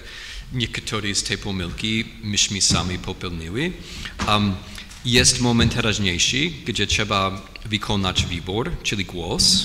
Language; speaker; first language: Polish; non-native, fluent; English